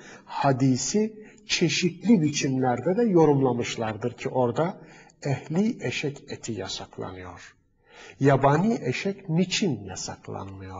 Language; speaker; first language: Turkish; native; Turkish